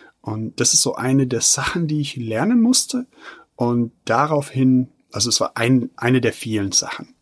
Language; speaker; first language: German; non-native, fluent; Bosnian